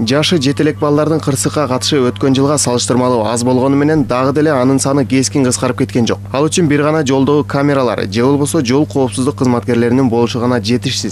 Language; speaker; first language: Kyrgyz; native; Kyrgyz